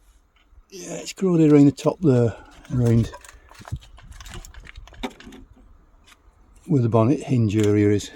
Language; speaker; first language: English; native; English